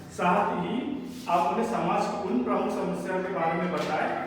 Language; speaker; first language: Hindi; non-native, local second language; Telugu